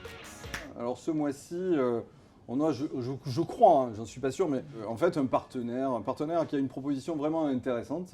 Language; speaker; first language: French; native; French